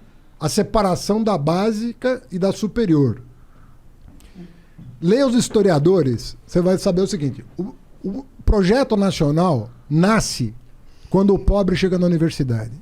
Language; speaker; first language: Portuguese; native; Portuguese